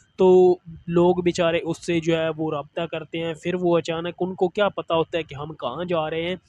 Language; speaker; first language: Urdu; non-native, local second language; Punjabi